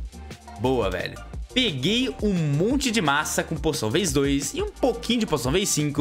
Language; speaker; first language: Portuguese; native; Portuguese